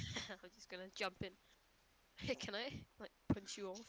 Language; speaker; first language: English; non-native, fluent; Danish